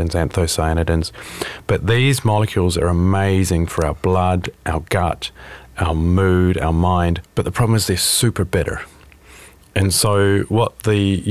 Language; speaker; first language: English; native; English